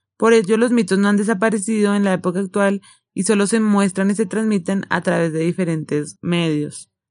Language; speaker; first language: Spanish; native; Spanish